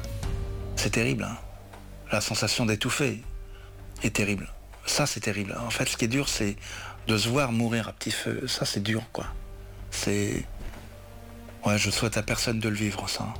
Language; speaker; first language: French; native; French